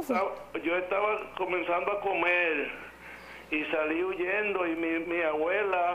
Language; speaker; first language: Spanish; native; Spanish